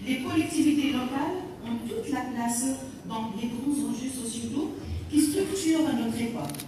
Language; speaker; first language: French; non-native, local second language; Arabic